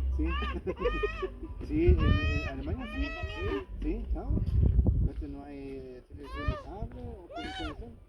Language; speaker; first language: Spanish; non-native, learner; German